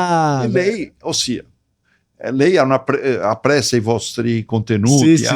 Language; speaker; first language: Italian; early bilingual, heritage; Portuguese